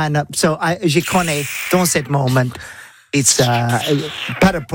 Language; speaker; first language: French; non-native, learner; English